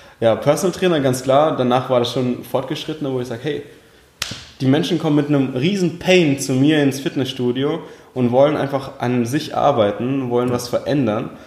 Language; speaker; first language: German; early bilingual, other home language; Russian